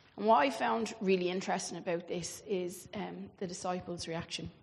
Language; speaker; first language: English; native; English